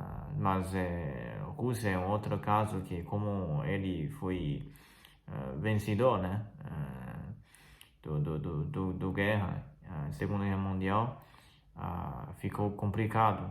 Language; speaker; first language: Portuguese; non-native, fluent; Chinese